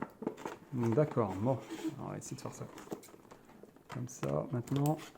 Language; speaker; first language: French; native; French